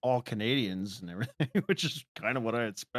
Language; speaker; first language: English; native; English